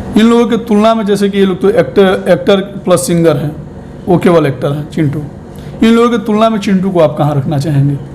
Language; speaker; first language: Hindi; native; Hindi